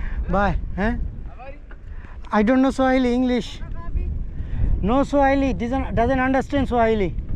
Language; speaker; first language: English; non-native, local second language; Bangla